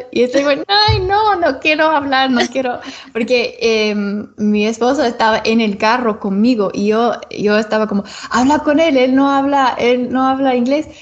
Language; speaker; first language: Spanish; non-native, learner; English